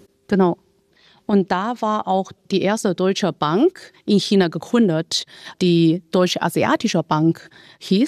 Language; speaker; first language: German; non-native, fluent; Chinese